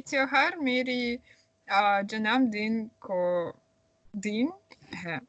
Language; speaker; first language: Hindi; non-native, learner; Russian